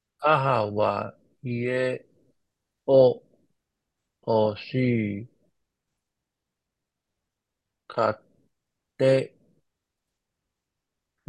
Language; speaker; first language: Japanese; non-native, learner; Chinese